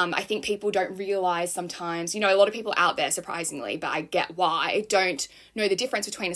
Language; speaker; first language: English; native; English